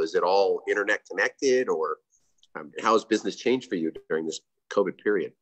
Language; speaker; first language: English; native; English